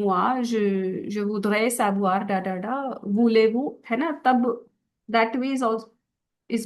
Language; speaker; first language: French; non-native, fluent; Hindi